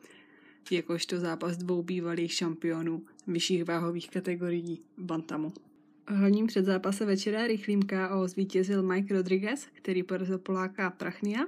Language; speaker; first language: Czech; native; Czech